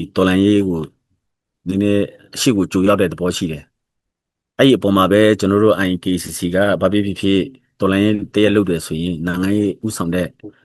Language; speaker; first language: Burmese; non-native, local second language; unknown